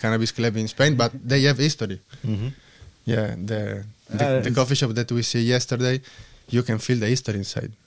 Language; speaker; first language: English; non-native, learner; Italian